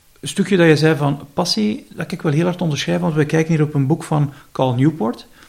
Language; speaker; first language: Dutch; native; Dutch